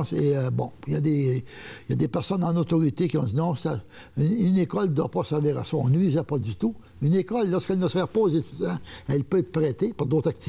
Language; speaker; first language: French; native; French